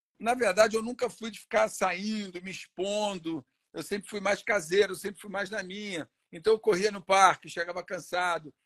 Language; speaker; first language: Portuguese; native; Portuguese